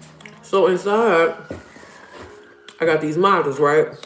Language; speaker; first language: English; native; English